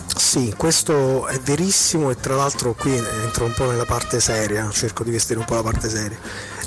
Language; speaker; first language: Italian; native; Italian